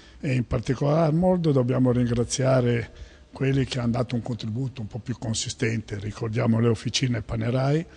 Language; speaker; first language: Italian; native; Italian